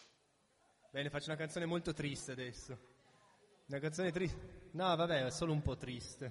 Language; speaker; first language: Italian; native; Italian